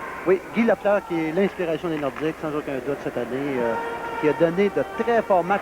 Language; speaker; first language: French; native; French